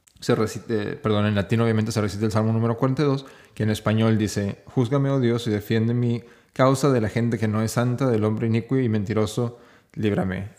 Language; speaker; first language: Spanish; native; Spanish